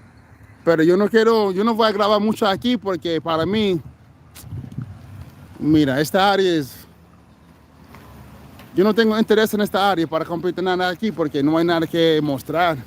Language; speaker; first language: Spanish; non-native, fluent; English